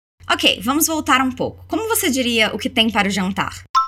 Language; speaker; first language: Portuguese; native; Portuguese